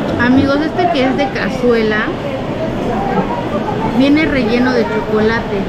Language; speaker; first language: Spanish; native; Spanish